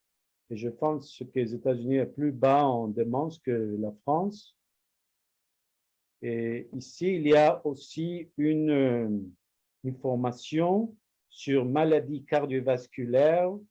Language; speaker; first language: French; non-native, learner; Spanish